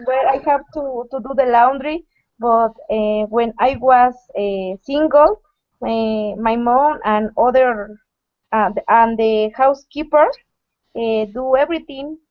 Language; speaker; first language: English; non-native, learner; Spanish